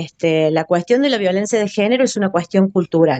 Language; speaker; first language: Spanish; native; Spanish